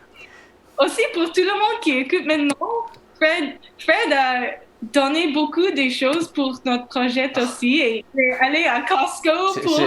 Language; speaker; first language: French; non-native, learner; English